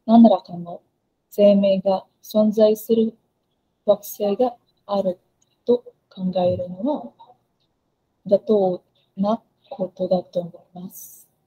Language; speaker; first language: Japanese; non-native, learner; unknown